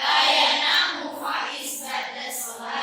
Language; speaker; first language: Arabic; non-native, learner; Indonesian